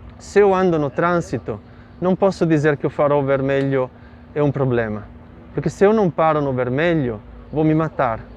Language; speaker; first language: Portuguese; non-native, fluent; Italian